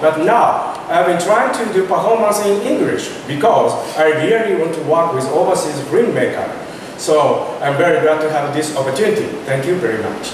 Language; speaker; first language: English; non-native, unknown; Japanese